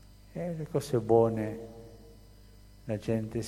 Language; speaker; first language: Italian; non-native, fluent; Spanish